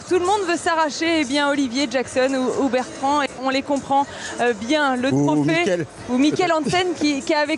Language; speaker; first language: French; native; French